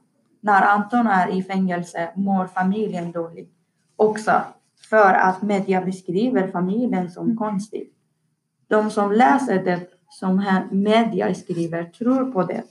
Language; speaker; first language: Swedish; non-native, learner; Persian